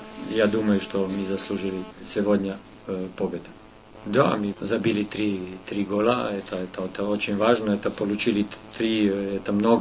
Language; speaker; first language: Russian; non-native, learner; Serbian